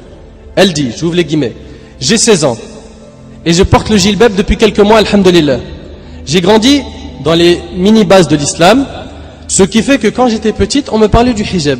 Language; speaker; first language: French; native; French